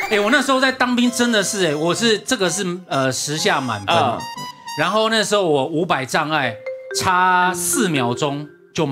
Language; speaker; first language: Chinese; native; Chinese